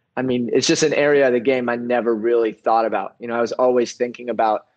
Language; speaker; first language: English; native; English